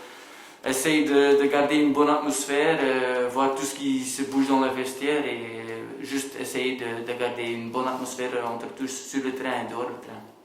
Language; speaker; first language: French; non-native, local second language; Dutch